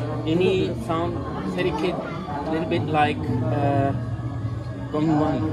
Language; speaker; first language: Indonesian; non-native, learner; German